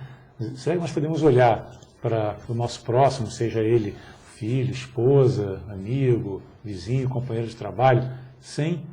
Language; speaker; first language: Portuguese; native; Portuguese